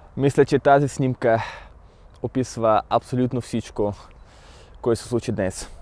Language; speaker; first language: Bulgarian; early bilingual, other home language; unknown